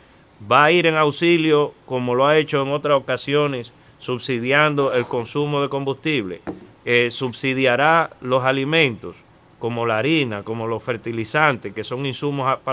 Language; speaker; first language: Spanish; native; Spanish